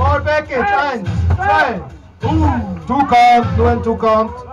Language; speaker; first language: German; native; German